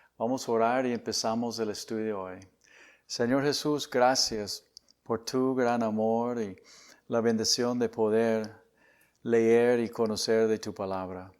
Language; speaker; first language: Spanish; non-native, fluent; English